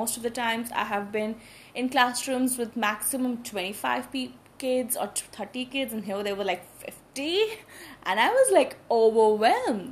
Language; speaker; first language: English; non-native, local second language; Hindi